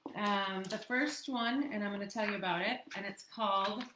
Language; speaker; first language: English; native; English